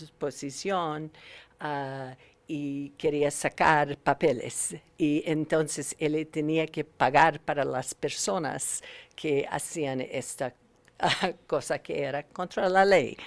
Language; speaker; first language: Spanish; non-native, learner; English